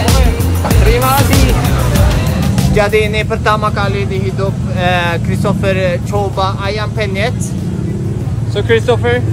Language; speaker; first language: Indonesian; non-native, fluent; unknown